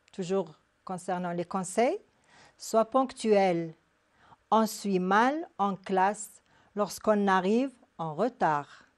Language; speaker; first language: French; non-native, local second language; Arabic